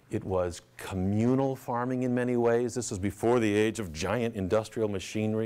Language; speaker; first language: English; native; English